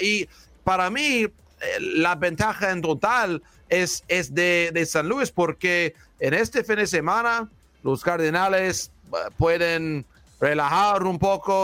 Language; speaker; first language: Spanish; non-native, learner; English